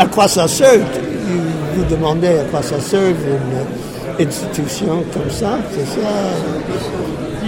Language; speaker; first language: French; non-native, fluent; English